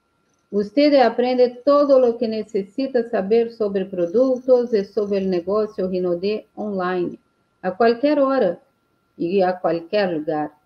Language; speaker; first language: Portuguese; non-native, learner; Spanish